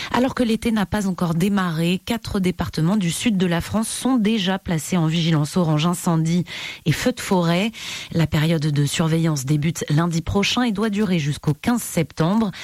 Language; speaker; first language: French; native; French